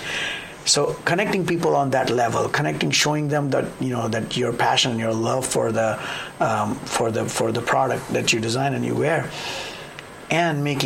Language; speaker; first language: English; non-native, local second language; Gujarati